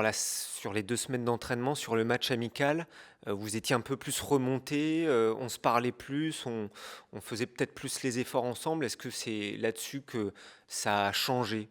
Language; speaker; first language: French; native; French